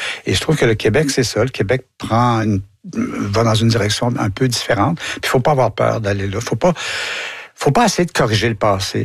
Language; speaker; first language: French; native; French